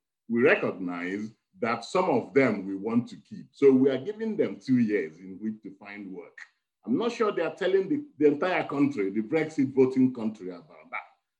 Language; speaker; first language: English; non-native, local second language; Igbo